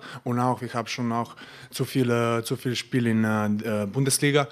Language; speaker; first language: German; non-native, learner; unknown